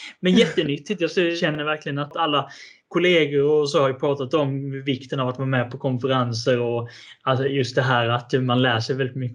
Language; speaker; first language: Swedish; native; Swedish